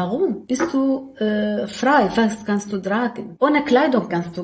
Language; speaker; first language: German; non-native, learner; Arabic